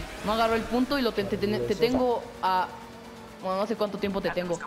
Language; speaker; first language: Spanish; native; Spanish